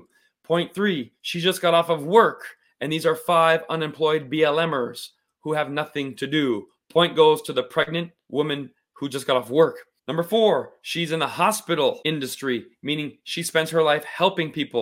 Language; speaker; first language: English; native; English